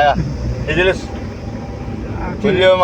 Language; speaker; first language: Arabic; non-native, learner; Malayalam